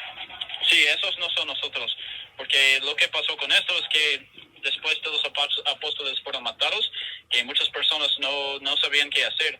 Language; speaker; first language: Spanish; non-native, fluent; English